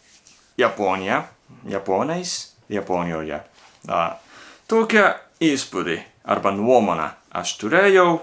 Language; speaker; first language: Lithuanian; non-native, learner; Japanese